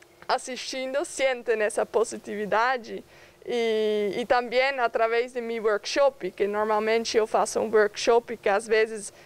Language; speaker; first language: Portuguese; non-native, fluent; Dutch